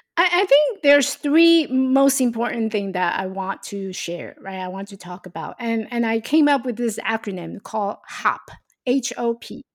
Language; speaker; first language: English; non-native, fluent; Chinese